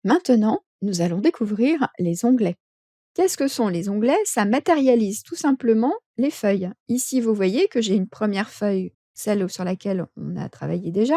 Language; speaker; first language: French; native; French